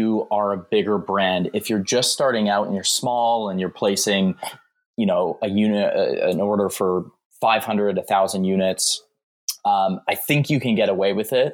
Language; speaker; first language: English; native; English